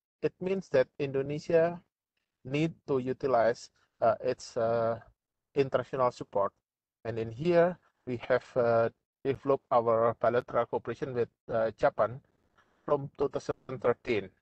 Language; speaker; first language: English; non-native, fluent; Indonesian